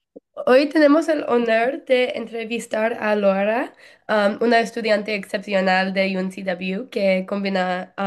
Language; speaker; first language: Spanish; non-native, learner; English